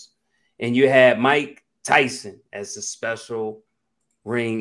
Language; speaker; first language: English; native; English